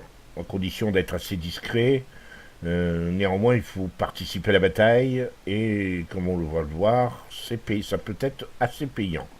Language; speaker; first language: French; native; French